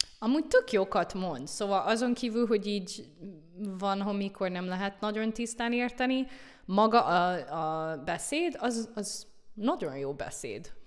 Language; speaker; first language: Hungarian; non-native, fluent; English